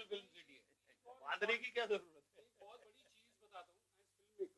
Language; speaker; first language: Hindi; native; Hindi